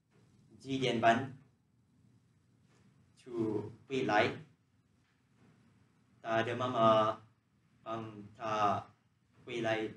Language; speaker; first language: Chinese; non-native, learner; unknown